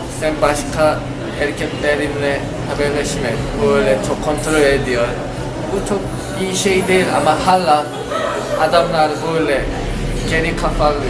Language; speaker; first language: Turkish; non-native, learner; Korean